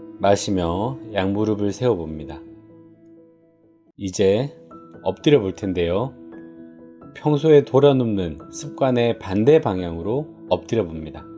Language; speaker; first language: Korean; native; Korean